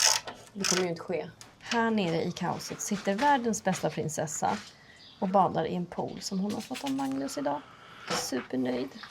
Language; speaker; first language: Swedish; native; Swedish